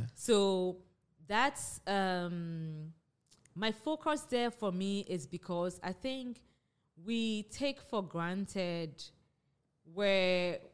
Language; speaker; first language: English; non-native, local second language; Akan